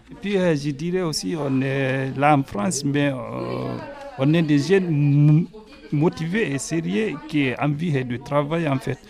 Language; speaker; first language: French; non-native, local second language; Fula